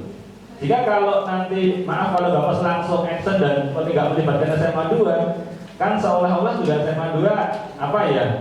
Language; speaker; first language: Indonesian; native; Indonesian